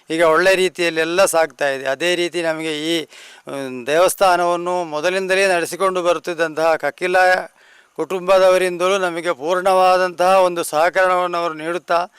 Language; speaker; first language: Kannada; native; Kannada